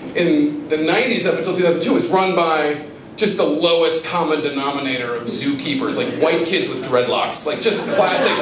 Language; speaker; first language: English; native; English